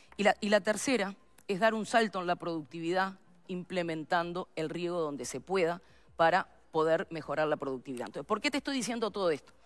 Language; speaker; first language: Spanish; native; Spanish